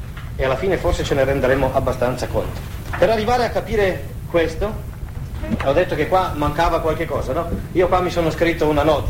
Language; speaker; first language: Italian; native; Italian